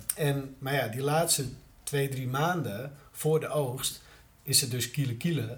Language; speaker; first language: Dutch; native; Dutch